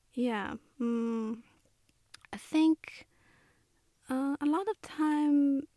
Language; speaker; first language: English; non-native, fluent; Chinese